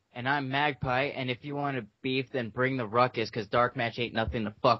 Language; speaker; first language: English; native; English